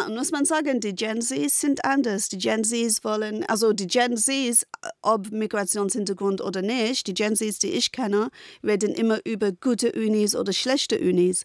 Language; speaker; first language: German; non-native, fluent; English